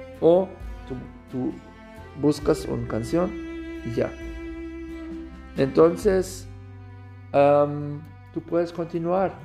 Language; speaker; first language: Spanish; non-native, learner; German